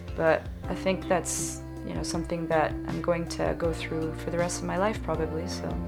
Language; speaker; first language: English; non-native, fluent; French